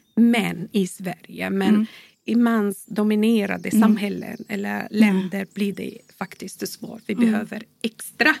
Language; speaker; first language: Swedish; non-native, fluent; Arabic